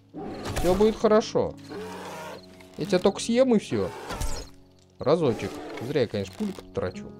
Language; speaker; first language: Russian; native; Russian